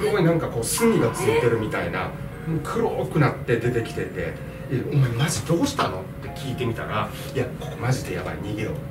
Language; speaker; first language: Japanese; native; Japanese